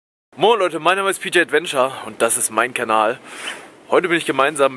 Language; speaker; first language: German; native; German